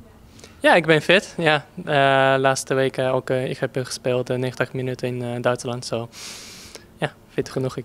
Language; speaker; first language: Dutch; early bilingual, heritage; Japanese